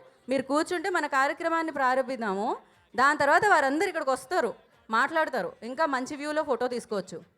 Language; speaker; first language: Telugu; native; Telugu